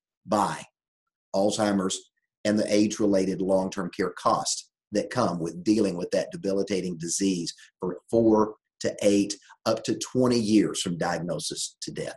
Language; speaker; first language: English; native; English